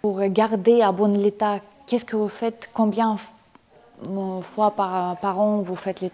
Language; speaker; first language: French; non-native, learner; Russian